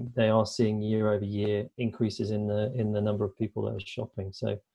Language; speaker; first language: English; native; English